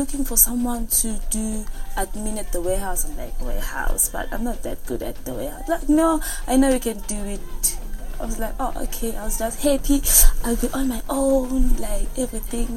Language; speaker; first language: English; non-native, local second language; Zulu